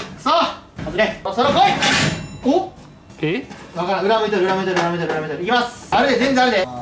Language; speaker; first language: Japanese; native; Japanese